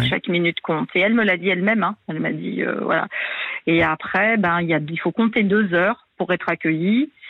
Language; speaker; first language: French; native; French